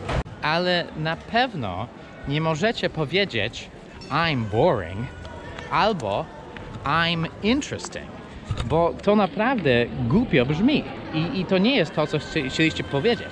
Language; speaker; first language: Polish; non-native, fluent; English